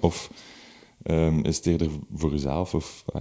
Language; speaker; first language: Dutch; native; Dutch